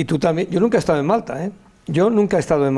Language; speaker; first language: Spanish; native; Spanish